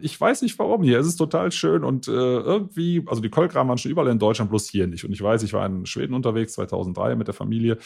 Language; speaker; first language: German; native; German